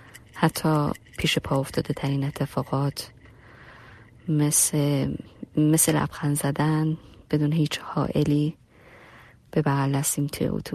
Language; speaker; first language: Persian; native; Persian